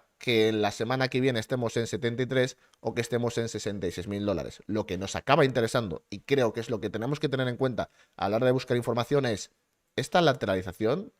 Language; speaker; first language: Spanish; native; Spanish